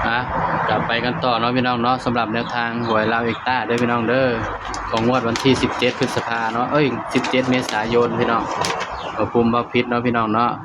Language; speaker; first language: Thai; non-native, local second language; Northeastern Thai